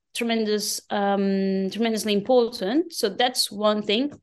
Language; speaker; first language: English; non-native, fluent; Portuguese